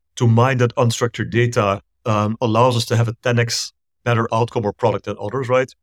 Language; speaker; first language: English; non-native, fluent; Dutch